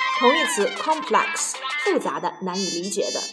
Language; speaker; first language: Chinese; native; Chinese